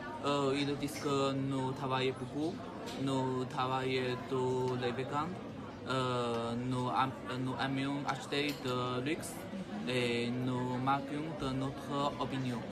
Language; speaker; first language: French; non-native, learner; Chinese